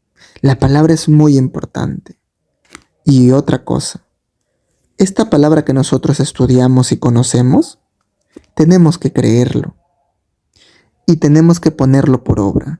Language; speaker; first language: Spanish; native; Spanish